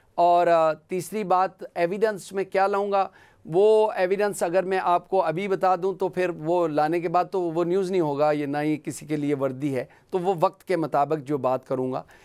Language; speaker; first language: Urdu; non-native, local second language; Punjabi